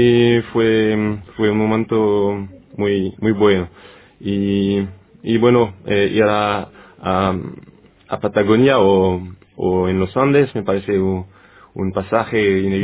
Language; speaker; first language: Spanish; non-native, fluent; French